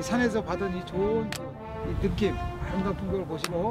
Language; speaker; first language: Korean; native; Korean